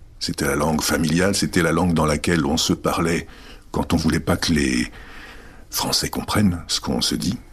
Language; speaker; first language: French; early bilingual, other home language; Czech